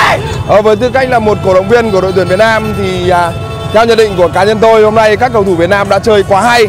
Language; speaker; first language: Vietnamese; native; Vietnamese